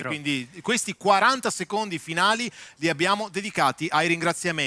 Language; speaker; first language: Italian; native; Italian